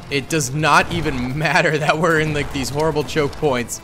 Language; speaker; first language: English; native; English